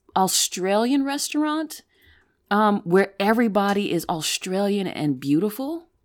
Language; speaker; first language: English; native; English